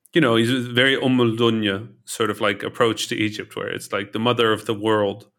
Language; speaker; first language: English; early bilingual, heritage; Dutch